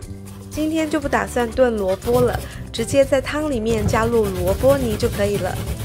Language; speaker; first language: Chinese; non-native, fluent; Japanese